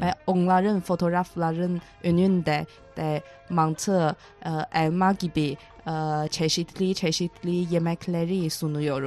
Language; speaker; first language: Turkish; non-native, fluent; Chinese